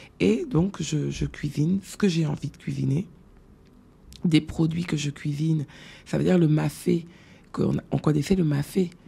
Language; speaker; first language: French; native; French